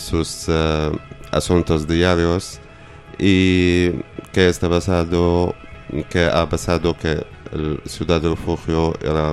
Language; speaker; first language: Spanish; non-native, learner; Arabic